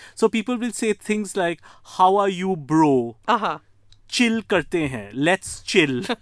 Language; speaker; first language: English; non-native, local second language; Bangla